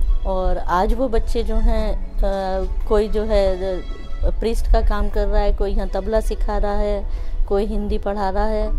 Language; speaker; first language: Hindi; native; Hindi